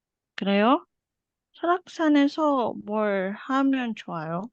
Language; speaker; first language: Korean; non-native, learner; Indonesian